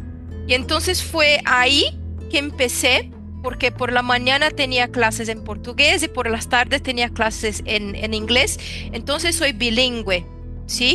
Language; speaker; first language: Spanish; non-native, fluent; Portuguese